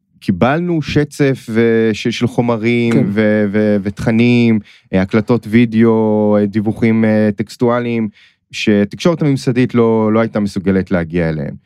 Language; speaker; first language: Hebrew; native; Hebrew